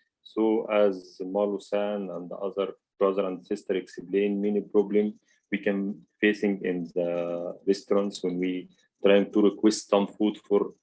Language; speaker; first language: English; non-native, learner; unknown